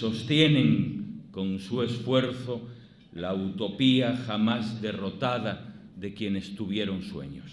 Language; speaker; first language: Spanish; native; Spanish